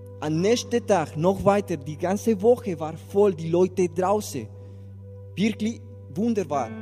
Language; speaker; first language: German; non-native, learner; Spanish